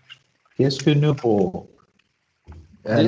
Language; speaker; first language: French; non-native, learner; Arabic